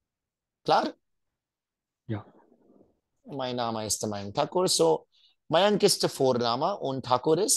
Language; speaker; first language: German; non-native, fluent; Hindi